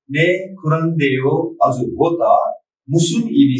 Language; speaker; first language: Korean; non-native, fluent; Nepali